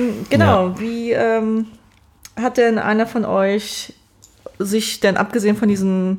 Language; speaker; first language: German; native; German